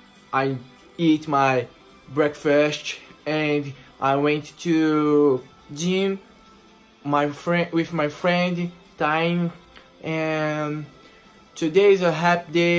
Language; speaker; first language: English; non-native, learner; Portuguese